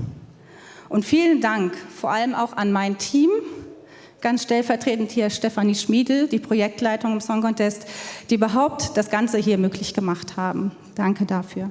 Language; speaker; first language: German; native; German